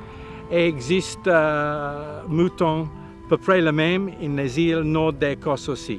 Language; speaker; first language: French; non-native, learner; English